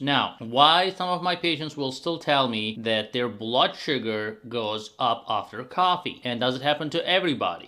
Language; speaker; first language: English; non-native, fluent; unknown